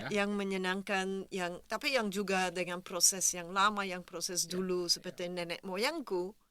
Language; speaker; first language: Indonesian; non-native, fluent; Dutch